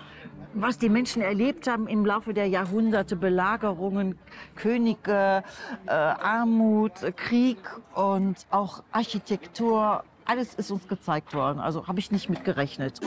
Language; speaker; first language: German; native; German